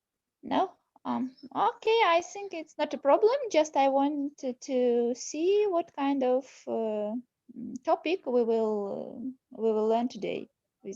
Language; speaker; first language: English; non-native, learner; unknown